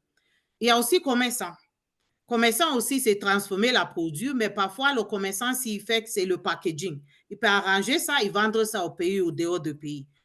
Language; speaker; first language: French; non-native, learner; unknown